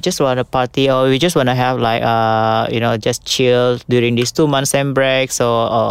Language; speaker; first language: English; non-native, local second language; Malay